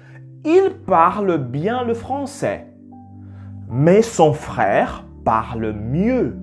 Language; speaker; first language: French; non-native, fluent; Portuguese